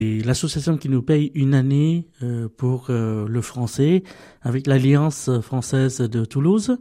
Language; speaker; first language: French; non-native, fluent; Vietnamese